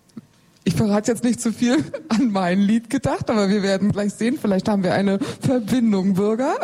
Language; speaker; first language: German; native; German